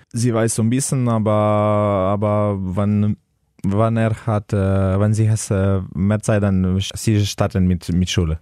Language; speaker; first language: German; non-native, learner; Slovenian